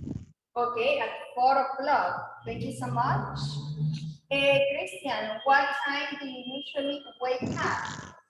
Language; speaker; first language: English; non-native, learner; Spanish